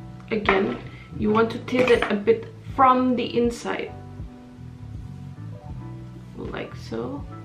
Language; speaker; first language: English; non-native, fluent; Indonesian